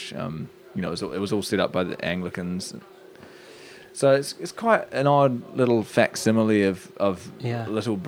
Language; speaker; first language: English; native; English